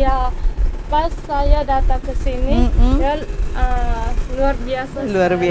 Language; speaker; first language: Indonesian; non-native, learner; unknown